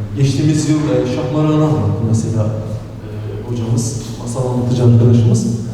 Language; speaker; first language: Turkish; non-native, local second language; Romany